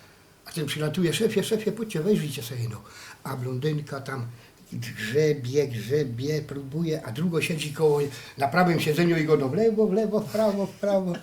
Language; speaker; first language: Polish; native; Polish